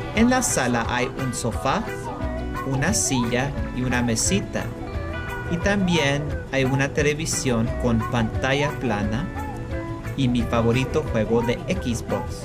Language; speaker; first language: Spanish; non-native, learner; English